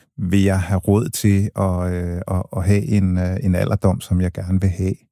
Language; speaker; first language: Danish; early bilingual, other home language; English